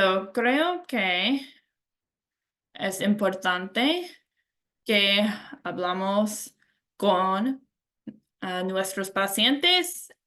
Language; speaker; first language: Spanish; non-native, learner; English